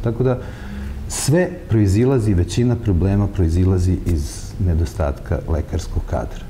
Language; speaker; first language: Serbian; native; Serbian